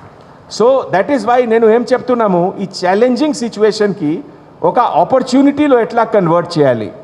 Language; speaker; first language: Telugu; non-native, fluent; Hindi